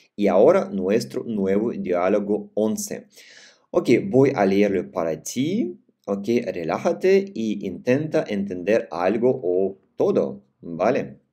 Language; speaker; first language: Spanish; non-native, fluent; Russian